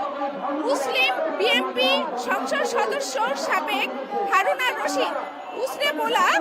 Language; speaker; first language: Hindi; non-native, learner; Bangla